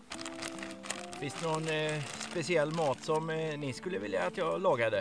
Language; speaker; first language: Swedish; native; Swedish